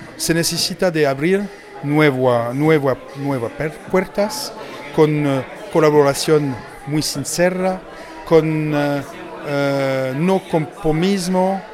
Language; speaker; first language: Spanish; non-native, learner; French